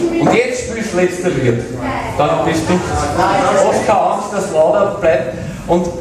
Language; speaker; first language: German; native; German